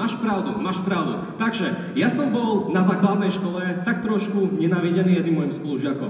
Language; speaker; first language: Slovak; native; Slovak